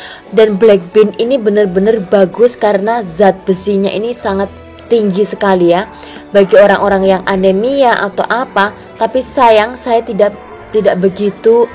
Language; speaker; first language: Indonesian; non-native, local second language; Javanese